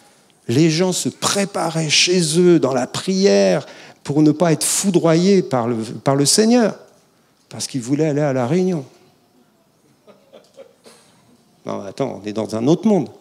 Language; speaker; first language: French; native; French